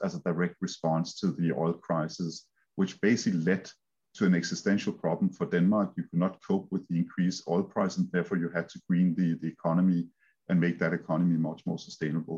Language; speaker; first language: English; non-native, fluent; Danish